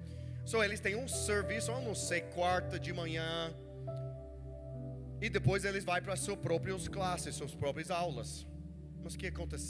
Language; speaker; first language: Portuguese; non-native, learner; English